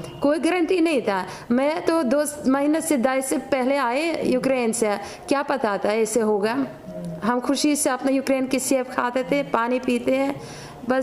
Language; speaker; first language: Hindi; non-native, fluent; Ukrainian